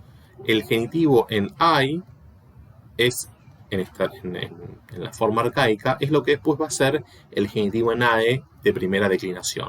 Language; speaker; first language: Spanish; native; Spanish